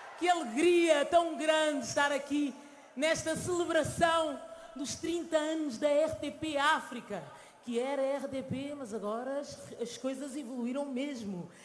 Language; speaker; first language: Portuguese; early bilingual, other home language; Kabuverdianu